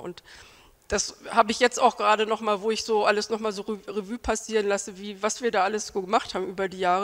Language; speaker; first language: German; native; German